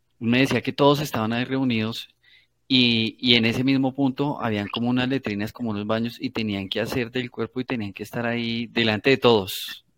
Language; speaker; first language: Spanish; native; Spanish